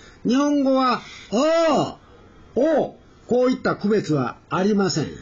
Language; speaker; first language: Japanese; native; Japanese